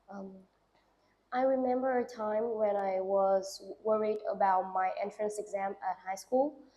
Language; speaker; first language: English; non-native, learner; Vietnamese